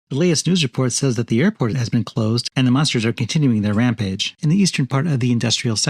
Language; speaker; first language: English; native; English